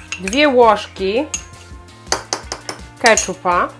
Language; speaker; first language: Polish; non-native, learner; Ukrainian